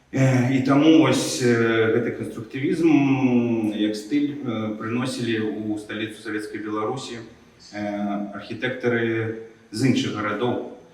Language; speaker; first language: Belarusian; non-native, local second language; Russian